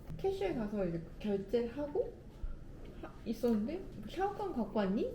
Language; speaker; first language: Korean; native; Korean